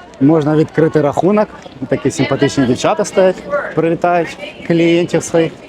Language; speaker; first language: Ukrainian; native; Ukrainian